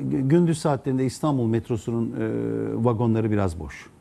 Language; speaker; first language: Turkish; native; Turkish